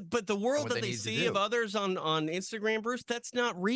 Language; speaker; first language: English; native; English